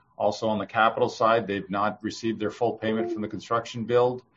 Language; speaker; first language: English; native; English